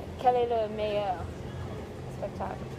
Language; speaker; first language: French; non-native, learner; English